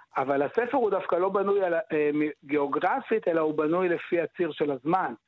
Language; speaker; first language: Hebrew; native; Hebrew